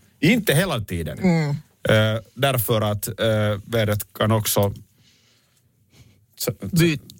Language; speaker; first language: Swedish; non-native, learner; Finnish